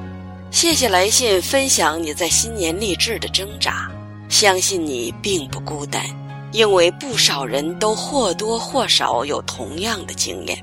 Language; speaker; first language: Chinese; native; Chinese